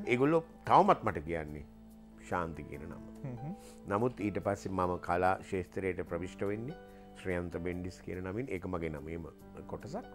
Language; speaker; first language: Sinhala; native; Sinhala